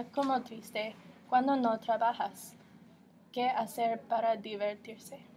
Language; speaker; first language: Spanish; non-native, learner; English